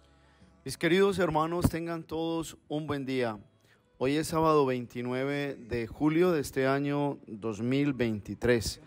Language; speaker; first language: Spanish; native; Spanish